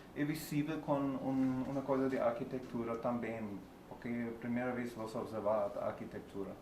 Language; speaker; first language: Portuguese; non-native, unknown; German